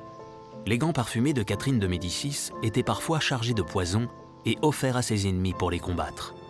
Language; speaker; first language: French; native; French